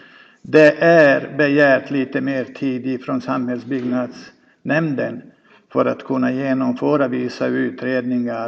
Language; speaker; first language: Swedish; non-native, fluent; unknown